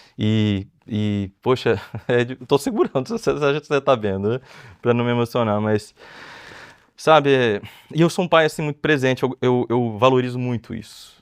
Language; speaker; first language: Portuguese; native; Portuguese